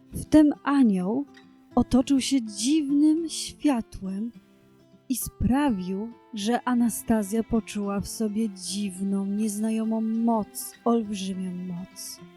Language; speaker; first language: Polish; native; Polish